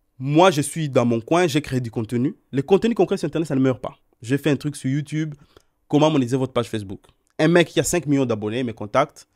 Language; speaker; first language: French; non-native, local second language; Swahili